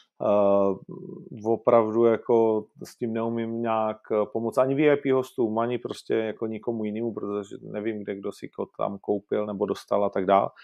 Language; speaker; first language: Czech; native; Czech